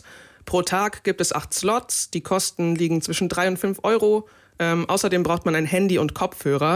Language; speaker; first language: German; native; German